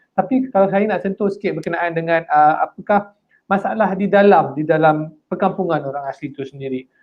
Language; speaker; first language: Malay; native; Malay